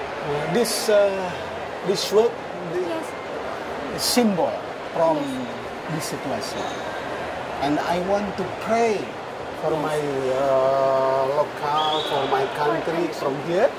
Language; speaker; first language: English; non-native, learner; Indonesian